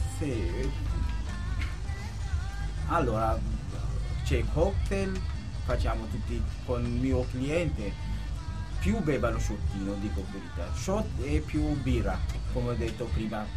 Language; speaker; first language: Italian; non-native, local second language; Kurdish